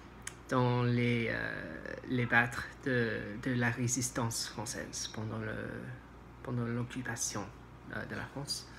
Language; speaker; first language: French; non-native, learner; English